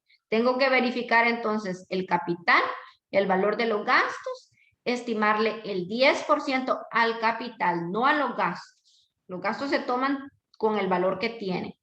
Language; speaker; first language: Spanish; native; Spanish